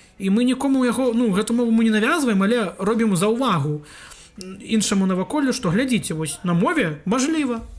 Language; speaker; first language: Belarusian; non-native, local second language; Russian